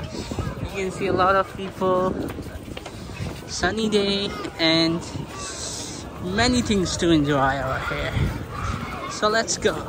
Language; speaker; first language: English; non-native, local second language; Urdu